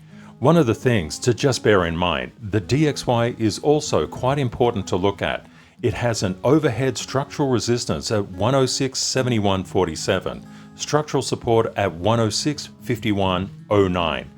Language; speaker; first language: English; native; English